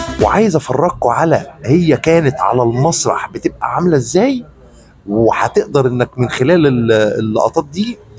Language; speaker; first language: Arabic; native; Arabic